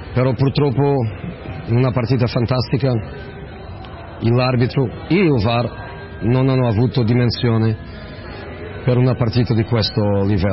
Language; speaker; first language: Italian; non-native, fluent; Portuguese